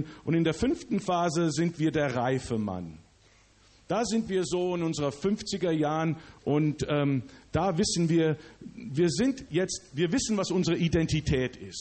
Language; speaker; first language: German; early bilingual, other home language; English